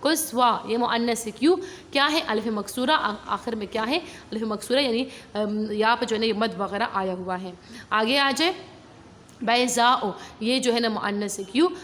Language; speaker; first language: Urdu; non-native, local second language; Pashto